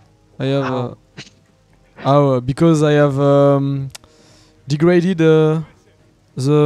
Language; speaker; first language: English; non-native, learner; French